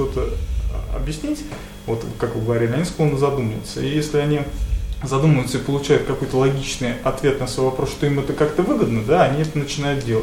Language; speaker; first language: Russian; native; Russian